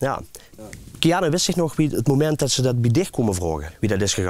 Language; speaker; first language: Dutch; native; Dutch